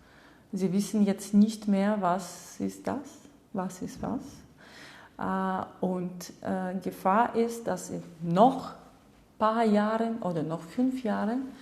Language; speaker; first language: German; non-native, fluent; Russian